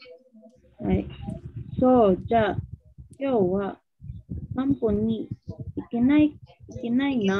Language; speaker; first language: Japanese; non-native, learner; Filipino